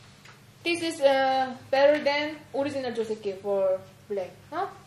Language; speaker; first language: English; non-native, learner; Korean